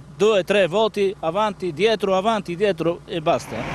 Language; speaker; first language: Italian; non-native, learner; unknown